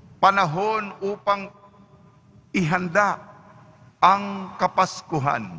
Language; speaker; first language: Filipino; native; Filipino